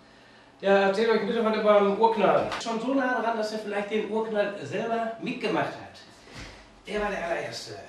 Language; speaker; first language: German; native; German